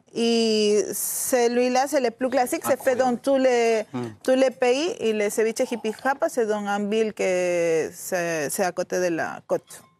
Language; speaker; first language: French; non-native, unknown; Spanish